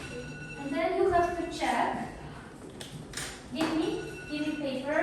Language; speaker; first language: English; non-native, fluent; Uzbek